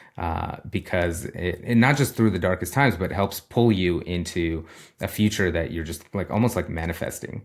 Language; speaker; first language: English; early bilingual, other home language; Russian